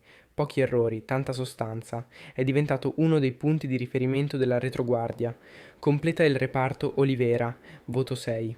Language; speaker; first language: Italian; native; Italian